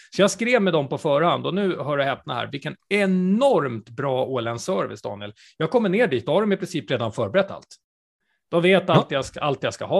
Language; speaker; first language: Swedish; native; Swedish